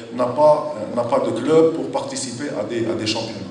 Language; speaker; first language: French; non-native, local second language; Arabic